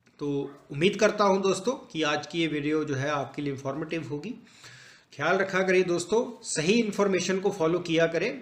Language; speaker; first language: Hindi; non-native, local second language; Punjabi